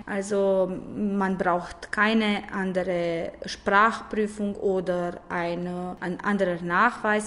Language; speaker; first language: German; non-native, fluent; Romanian